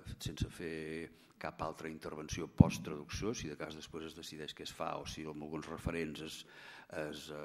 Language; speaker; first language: Catalan; native; Catalan